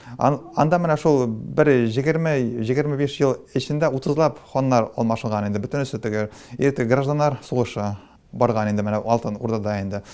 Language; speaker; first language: Tatar; non-native, local second language; Russian